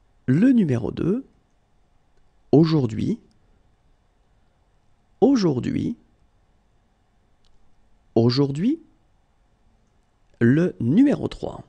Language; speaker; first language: French; native; French